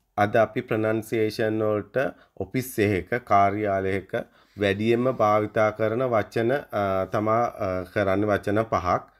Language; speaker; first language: Sinhala; native; Sinhala